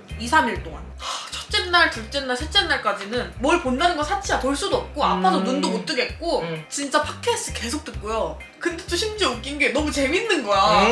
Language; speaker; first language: Korean; native; Korean